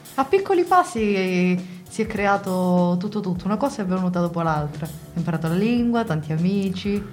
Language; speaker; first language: Italian; native; Italian